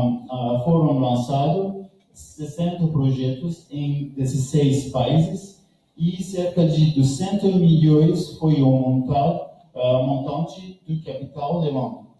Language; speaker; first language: Portuguese; non-native, learner; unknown